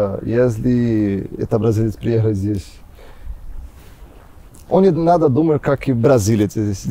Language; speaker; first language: Russian; non-native, learner; Portuguese